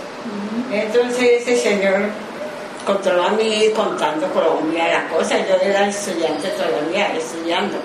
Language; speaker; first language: Spanish; non-native, learner; Japanese